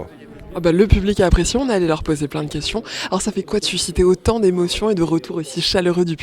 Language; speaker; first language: French; native; French